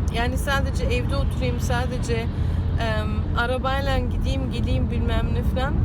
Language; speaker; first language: Turkish; native; Turkish